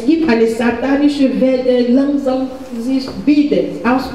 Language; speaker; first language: German; non-native, learner; French